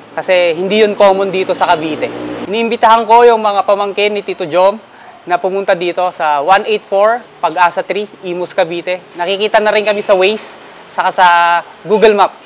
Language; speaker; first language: Filipino; non-native, local second language; Iloko